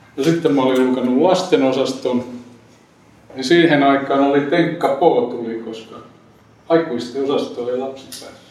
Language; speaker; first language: Finnish; native; Finnish